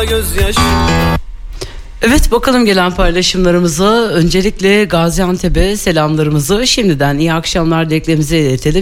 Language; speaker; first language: Turkish; native; Turkish